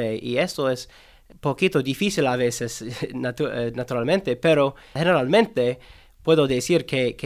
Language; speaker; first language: Spanish; non-native, learner; English